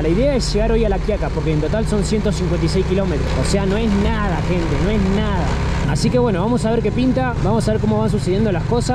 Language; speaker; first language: Spanish; native; Spanish